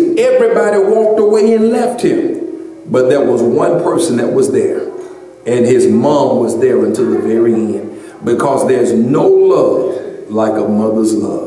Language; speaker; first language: English; native; English